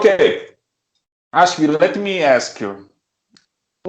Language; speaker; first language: English; non-native, learner; Portuguese